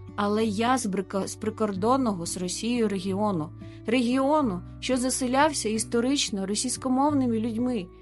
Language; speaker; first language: Ukrainian; non-native, local second language; Russian